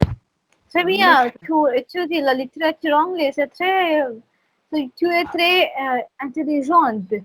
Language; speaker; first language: French; non-native, fluent; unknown